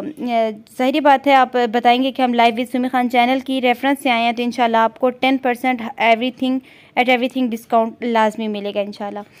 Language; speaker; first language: Urdu; non-native, local second language; Punjabi